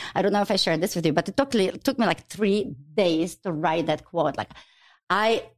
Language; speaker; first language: English; non-native, fluent; Ukrainian